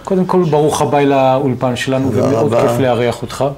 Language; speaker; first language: Hebrew; native; Hebrew